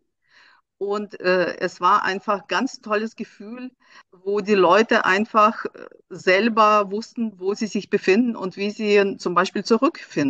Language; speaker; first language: German; non-native, fluent; Russian